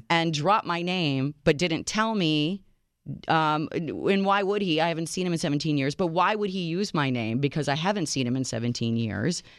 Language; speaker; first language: English; native; English